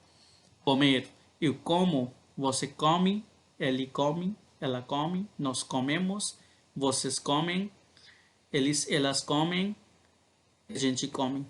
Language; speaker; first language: Portuguese; non-native, learner; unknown